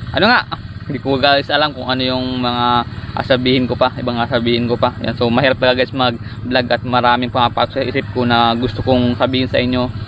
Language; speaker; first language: Filipino; native; Filipino